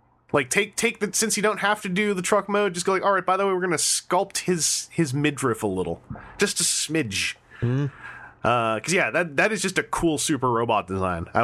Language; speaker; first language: English; native; English